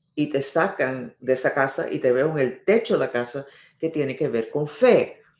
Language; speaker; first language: Spanish; non-native, fluent; English